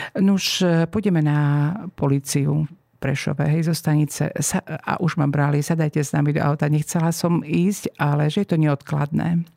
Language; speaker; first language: Slovak; native; Slovak